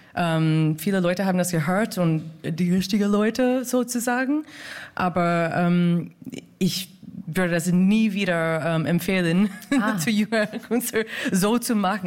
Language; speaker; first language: German; non-native, fluent; English